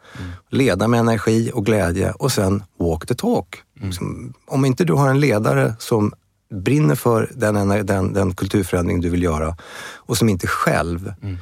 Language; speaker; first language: Swedish; native; Swedish